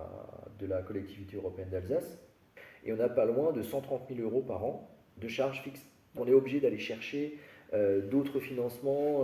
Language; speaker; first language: French; native; French